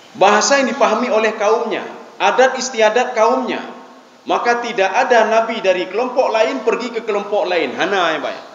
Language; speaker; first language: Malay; non-native, local second language; Achinese